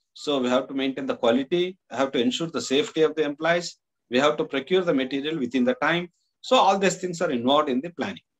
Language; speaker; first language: English; non-native, local second language; Kannada